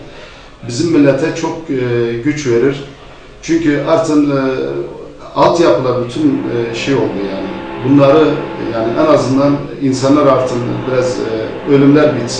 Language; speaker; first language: Turkish; early bilingual, heritage; Turkish